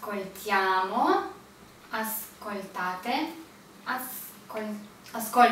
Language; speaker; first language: Italian; non-native, learner; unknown